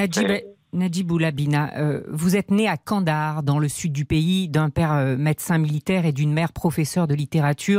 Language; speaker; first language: French; native; French